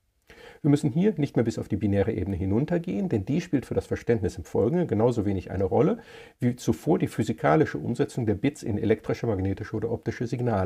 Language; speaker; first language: German; native; German